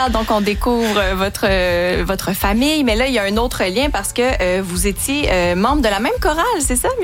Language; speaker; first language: French; native; French